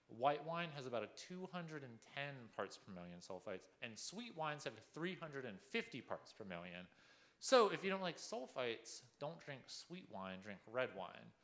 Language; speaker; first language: English; native; English